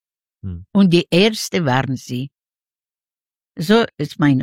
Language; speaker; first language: German; non-native, learner; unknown